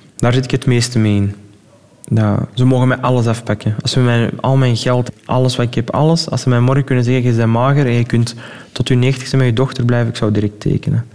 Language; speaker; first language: Dutch; early bilingual, other home language; Arabic